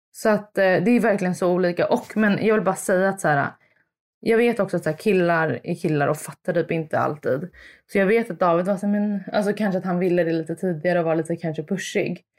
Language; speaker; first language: Swedish; early bilingual, other home language; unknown